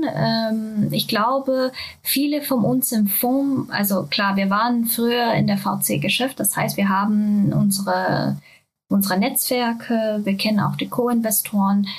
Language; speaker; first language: German; non-native, fluent; Japanese